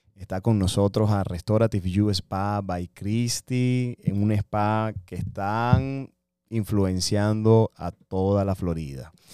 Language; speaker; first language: Spanish; native; Spanish